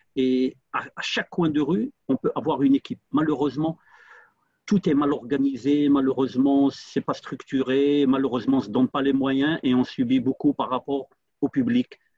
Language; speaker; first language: French; non-native, local second language; Arabic